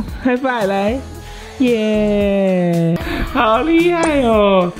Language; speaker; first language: Chinese; native; Chinese